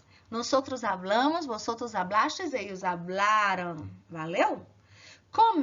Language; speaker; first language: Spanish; non-native, learner; Portuguese